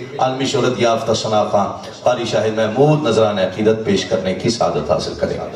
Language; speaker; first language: Urdu; non-native, local second language; Punjabi